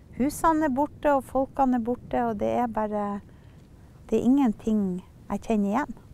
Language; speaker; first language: Norwegian; native; Norwegian